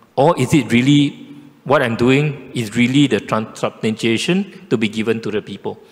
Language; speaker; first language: English; non-native, local second language; Chinese